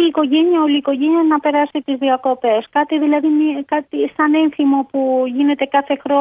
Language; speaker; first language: Greek; non-native, fluent; Albanian